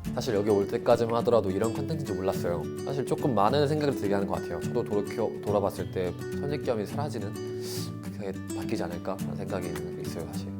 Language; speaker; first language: Korean; native; Korean